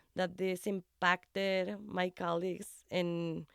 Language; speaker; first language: English; non-native, fluent; Spanish